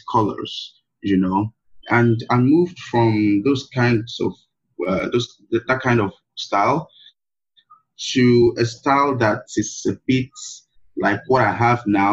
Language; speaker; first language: English; non-native, local second language; Igbo